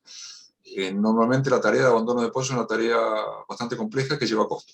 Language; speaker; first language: Spanish; native; Spanish